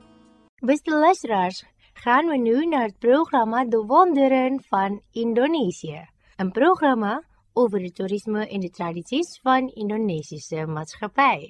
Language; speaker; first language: Dutch; non-native, fluent; Indonesian